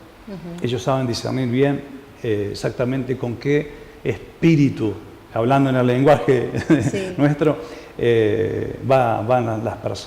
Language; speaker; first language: Spanish; native; Spanish